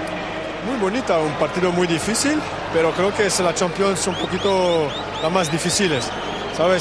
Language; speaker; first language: Spanish; non-native, fluent; French